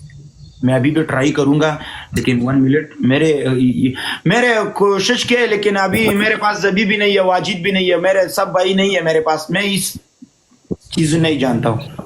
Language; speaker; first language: Hindi; non-native, learner; Pashto